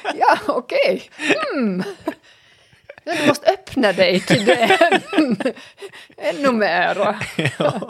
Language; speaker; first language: Swedish; non-native, learner; German